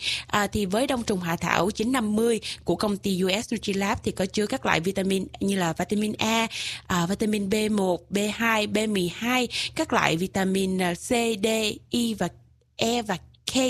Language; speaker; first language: Vietnamese; native; Vietnamese